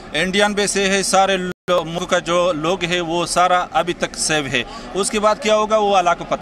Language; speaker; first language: Hindi; non-native, fluent; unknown